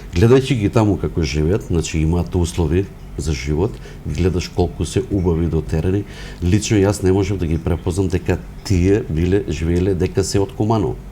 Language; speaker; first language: Macedonian; non-native, local second language; Romany